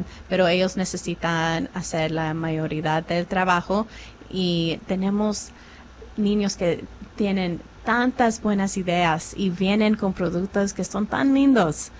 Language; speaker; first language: Spanish; non-native, fluent; English